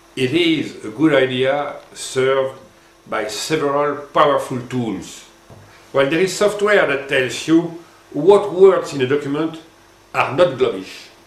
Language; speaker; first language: English; non-native, fluent; French